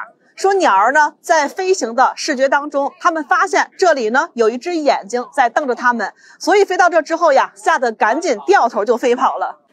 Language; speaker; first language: Chinese; native; Chinese